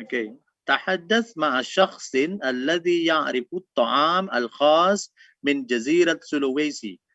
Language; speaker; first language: Arabic; non-native, fluent; Indonesian